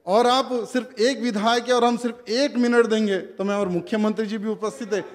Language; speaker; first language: Hindi; non-native, local second language; Telugu